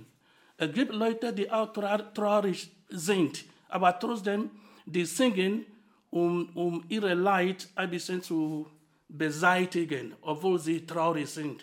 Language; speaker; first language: German; non-native, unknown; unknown